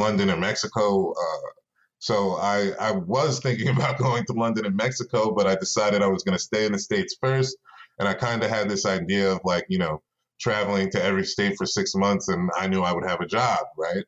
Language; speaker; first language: English; native; English